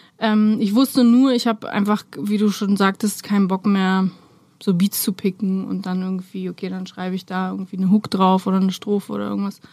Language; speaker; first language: German; early bilingual, other home language; Romanian